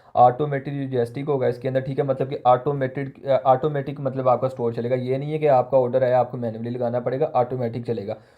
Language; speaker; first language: Urdu; non-native, local second language; Punjabi